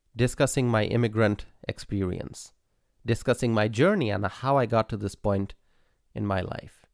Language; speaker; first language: English; non-native, local second language; Bangla